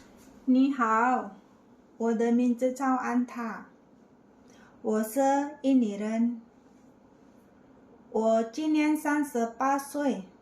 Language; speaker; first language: Chinese; non-native, learner; Indonesian